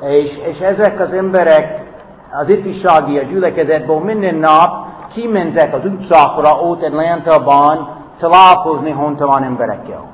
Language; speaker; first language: Hungarian; non-native, fluent; English